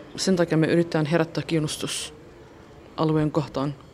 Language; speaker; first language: Finnish; non-native, fluent; Arabic